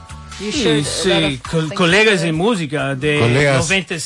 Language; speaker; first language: Spanish; non-native, learner; English